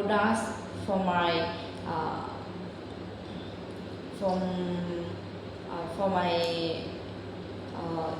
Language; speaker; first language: English; non-native, learner; Vietnamese